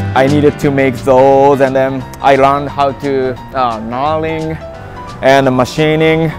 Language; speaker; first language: English; non-native, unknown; Japanese